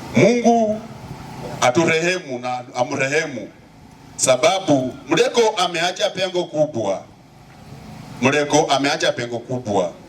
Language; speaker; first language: Swahili; non-native, local second language; Luyia